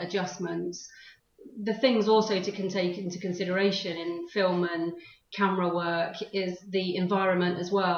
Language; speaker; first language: English; native; English